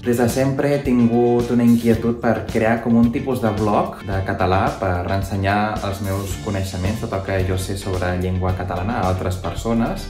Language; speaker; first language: Catalan; native; Catalan